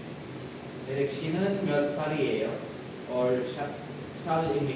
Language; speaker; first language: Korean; non-native, fluent; Filipino